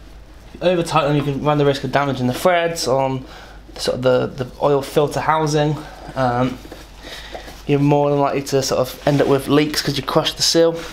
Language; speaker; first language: English; native; English